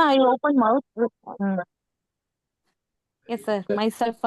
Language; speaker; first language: English; non-native, learner; Tamil